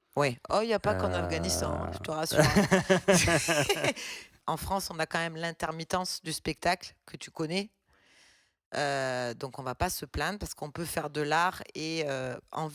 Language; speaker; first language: French; native; French